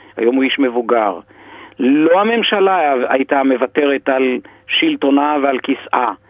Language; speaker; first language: Hebrew; native; Hebrew